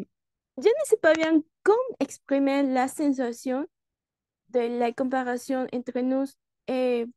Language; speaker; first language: French; non-native, learner; Spanish